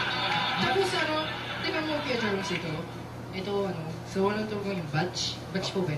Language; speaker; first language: Filipino; non-native, learner; Japanese